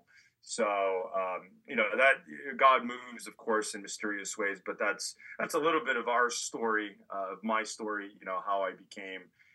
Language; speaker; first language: English; native; English